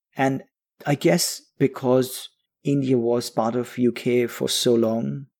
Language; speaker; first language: English; non-native, local second language; Bangla